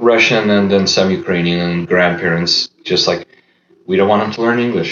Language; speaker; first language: English; early bilingual, other home language; Russian